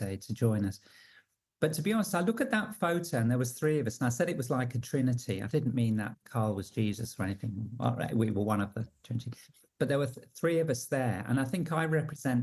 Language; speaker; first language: English; native; English